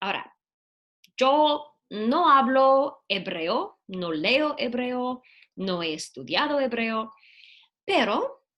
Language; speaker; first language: Spanish; non-native, fluent; English